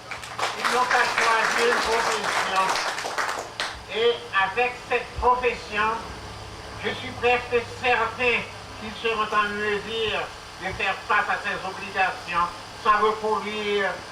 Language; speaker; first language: French; non-native, local second language; Haitian Creole